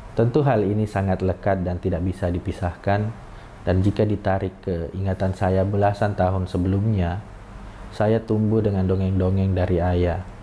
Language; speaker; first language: Indonesian; non-native, local second language; Buginese